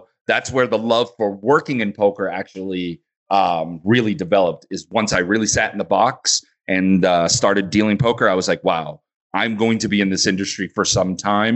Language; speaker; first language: English; native; English